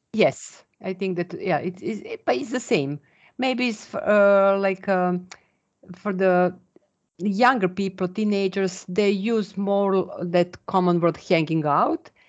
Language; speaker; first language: English; non-native, fluent; Serbian